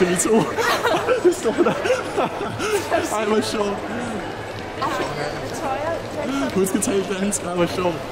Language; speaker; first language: Danish; native; Danish